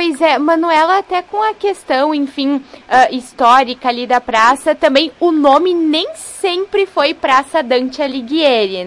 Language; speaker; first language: Portuguese; native; Portuguese